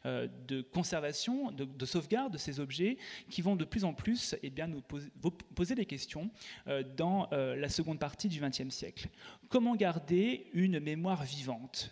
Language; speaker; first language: French; native; French